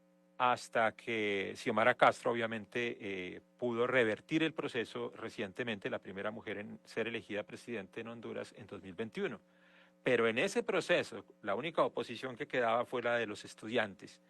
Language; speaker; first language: Spanish; native; Spanish